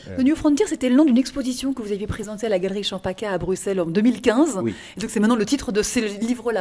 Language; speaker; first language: French; native; French